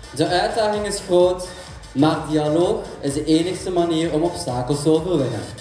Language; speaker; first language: Dutch; early bilingual, other home language; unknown